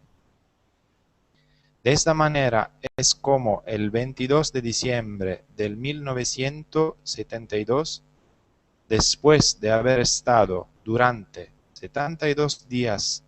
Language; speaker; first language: Spanish; non-native, learner; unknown